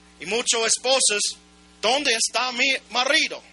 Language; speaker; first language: Spanish; non-native, learner; English